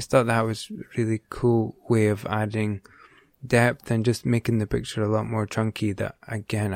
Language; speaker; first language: English; native; English